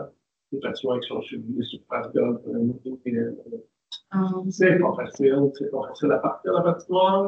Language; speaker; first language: French; native; French